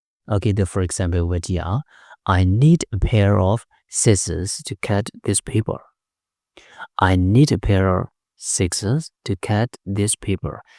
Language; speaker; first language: English; non-native, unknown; Burmese